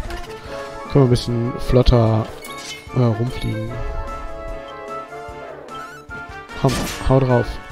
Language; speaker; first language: German; native; German